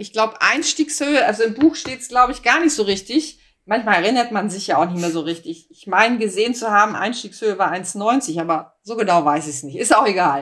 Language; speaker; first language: German; native; German